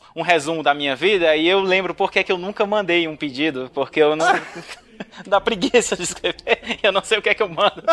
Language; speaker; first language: Portuguese; native; Portuguese